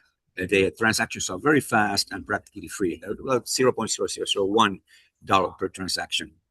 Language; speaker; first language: English; non-native, fluent; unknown